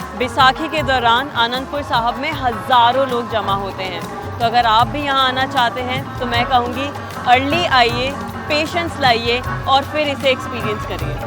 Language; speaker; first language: Hindi; native; Hindi